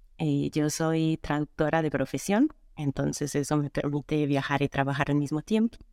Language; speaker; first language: Spanish; non-native, fluent; Italian